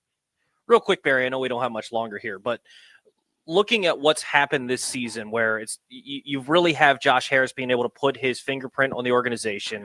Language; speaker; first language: English; native; English